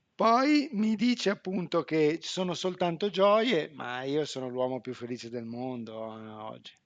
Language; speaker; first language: Italian; native; Italian